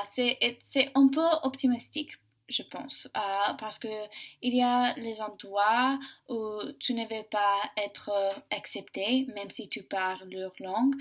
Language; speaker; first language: French; non-native, learner; English